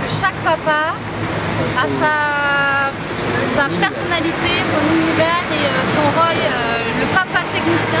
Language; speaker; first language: French; native; French